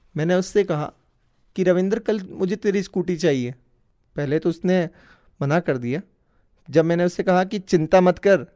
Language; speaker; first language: Hindi; native; Hindi